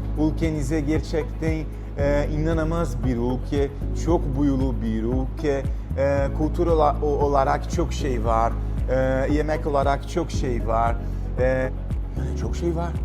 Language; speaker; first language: Turkish; non-native, learner; Portuguese